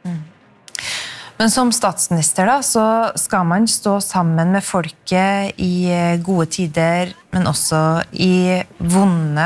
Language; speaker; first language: Norwegian; native; Norwegian